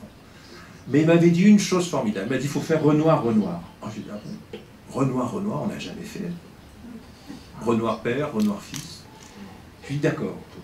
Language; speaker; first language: French; native; French